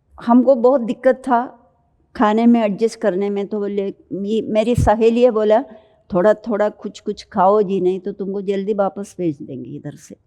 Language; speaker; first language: Hindi; non-native, local second language; Malayalam